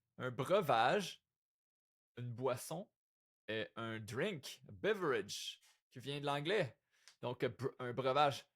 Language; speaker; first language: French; native; French